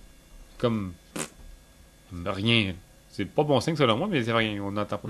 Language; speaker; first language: French; native; French